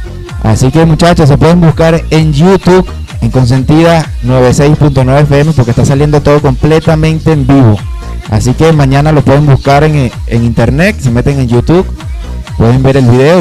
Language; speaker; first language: Spanish; native; Spanish